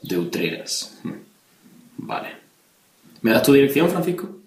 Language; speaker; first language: Spanish; native; Spanish